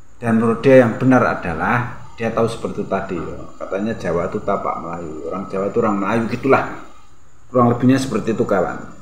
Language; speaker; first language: Indonesian; native; Indonesian